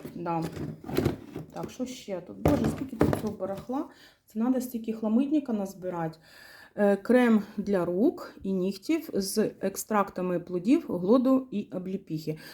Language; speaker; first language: Ukrainian; non-native, local second language; Russian